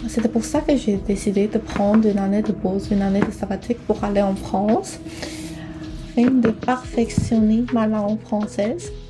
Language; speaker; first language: French; non-native, fluent; Korean